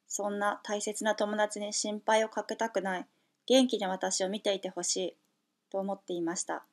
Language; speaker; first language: Japanese; native; Japanese